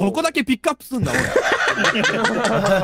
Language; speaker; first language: Japanese; native; Japanese